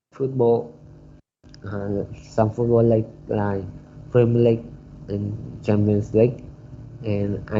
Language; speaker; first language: English; non-native, learner; Vietnamese